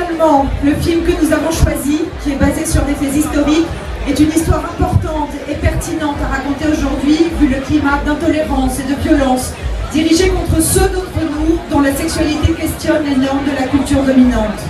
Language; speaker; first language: French; native; French